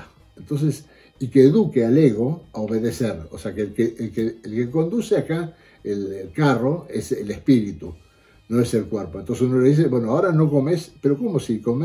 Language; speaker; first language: Spanish; native; Spanish